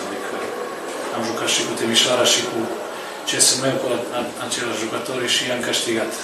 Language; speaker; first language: Romanian; non-native, fluent; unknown